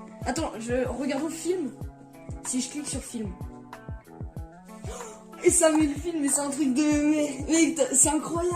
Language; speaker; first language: French; native; French